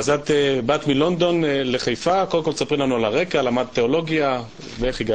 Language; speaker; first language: Hebrew; native; Hebrew